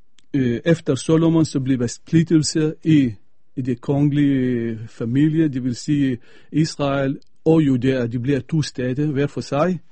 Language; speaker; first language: Danish; non-native, fluent; Arabic